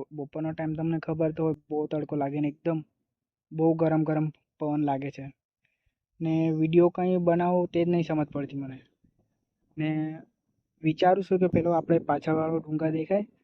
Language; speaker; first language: Gujarati; non-native, local second language; Bhili